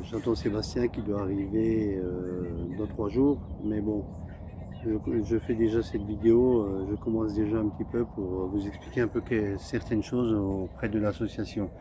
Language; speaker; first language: French; native; French